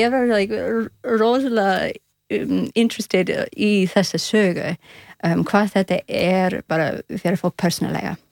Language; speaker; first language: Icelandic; non-native, learner; English